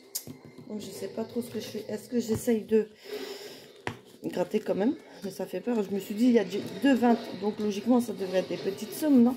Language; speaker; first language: French; native; French